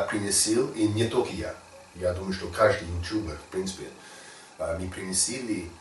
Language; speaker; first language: Russian; non-native, learner; English